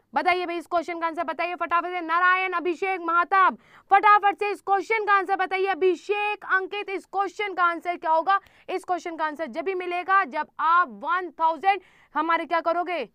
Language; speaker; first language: Hindi; native; Hindi